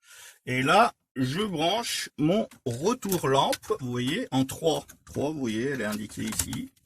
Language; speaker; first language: French; native; French